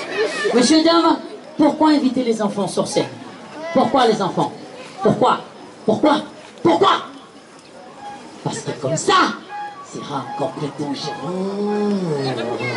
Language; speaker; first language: French; non-native, fluent; Portuguese